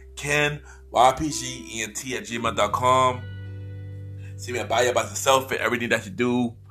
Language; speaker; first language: English; native; English